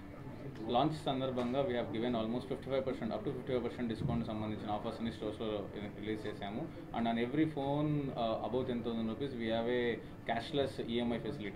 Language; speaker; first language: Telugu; native; Telugu